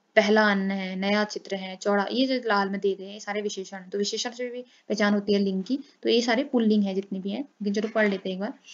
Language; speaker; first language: Hindi; native; Hindi